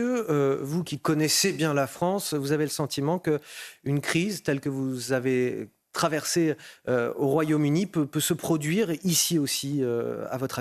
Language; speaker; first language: French; native; French